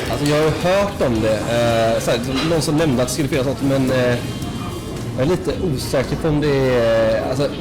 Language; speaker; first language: Swedish; native; Swedish